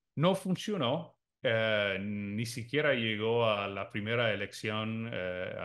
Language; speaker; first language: Spanish; non-native, fluent; English